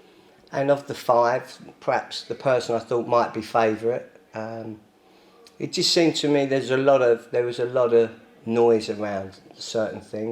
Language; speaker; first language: English; native; English